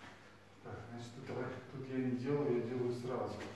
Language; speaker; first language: Russian; native; Russian